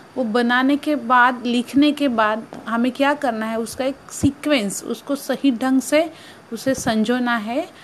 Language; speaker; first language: Hindi; non-native, local second language; Marathi